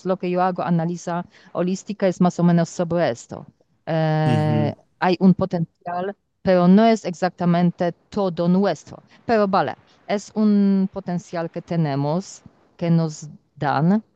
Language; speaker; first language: Spanish; non-native, learner; Polish